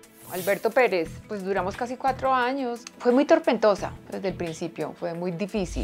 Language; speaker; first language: Spanish; native; Spanish